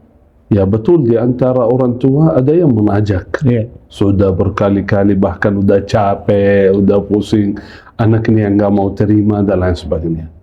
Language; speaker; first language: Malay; non-native, fluent; Arabic